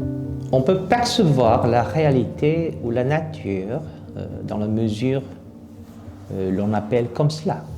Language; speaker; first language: French; non-native, fluent; Korean